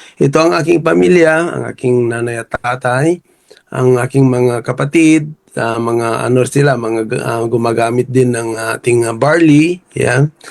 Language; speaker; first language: Filipino; non-native, local second language; Iloko